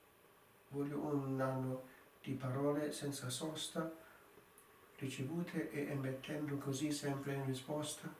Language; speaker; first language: Italian; non-native, fluent; English